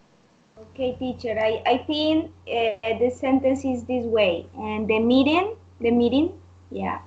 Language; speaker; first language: English; non-native, learner; Spanish